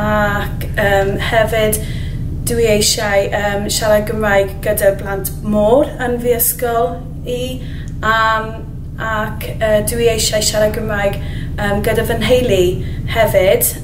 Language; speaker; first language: Welsh; non-native, learner; English